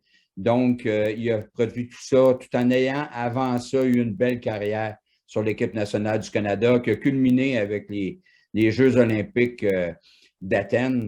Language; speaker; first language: French; native; French